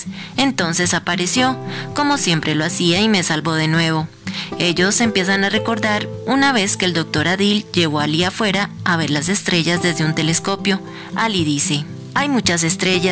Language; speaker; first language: Spanish; native; Spanish